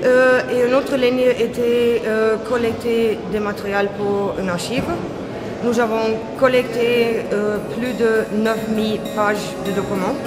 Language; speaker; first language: French; non-native, learner; Turkish